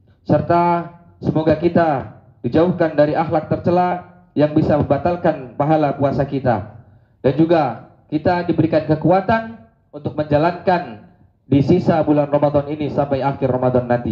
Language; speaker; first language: Indonesian; native; Indonesian